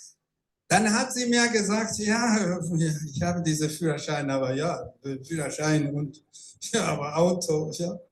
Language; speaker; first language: German; non-native, fluent; Rundi